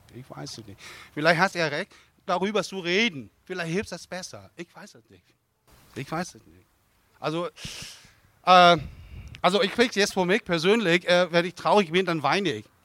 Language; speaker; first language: German; non-native, fluent; Vietnamese